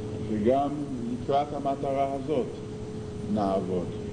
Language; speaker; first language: Hebrew; non-native, fluent; English